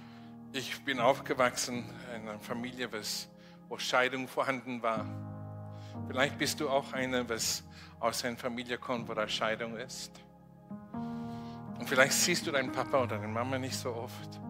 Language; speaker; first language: German; non-native, fluent; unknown